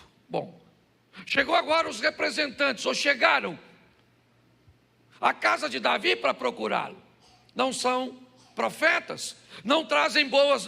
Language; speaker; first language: Portuguese; native; Portuguese